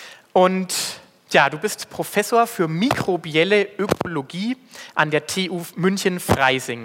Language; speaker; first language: German; native; German